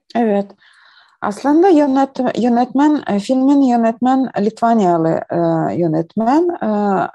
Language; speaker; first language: Turkish; non-native, learner; Ukrainian